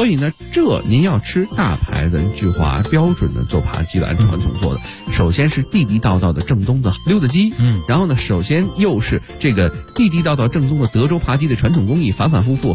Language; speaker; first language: Chinese; native; Chinese